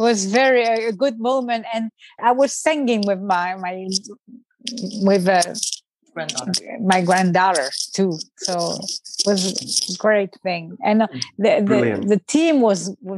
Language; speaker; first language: English; non-native, learner; French